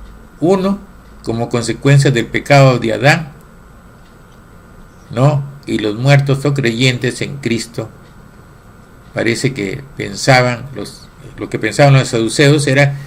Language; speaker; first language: Spanish; native; Spanish